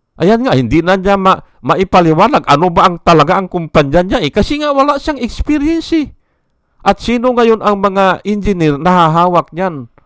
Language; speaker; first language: Filipino; native; Filipino